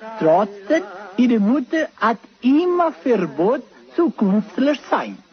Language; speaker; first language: German; non-native, learner; Spanish